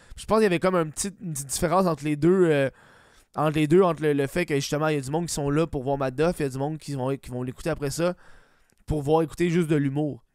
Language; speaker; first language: French; native; French